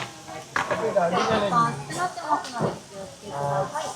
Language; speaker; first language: Japanese; native; Japanese